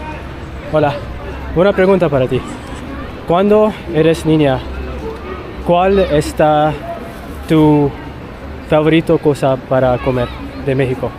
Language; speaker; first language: Spanish; non-native, learner; English